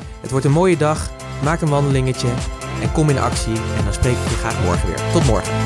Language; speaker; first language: Dutch; native; Dutch